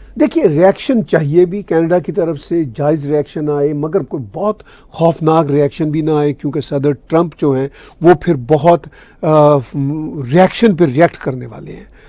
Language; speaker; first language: Urdu; native; Urdu